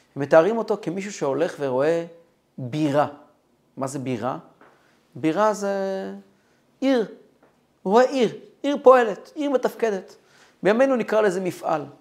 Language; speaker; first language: Hebrew; non-native, fluent; Russian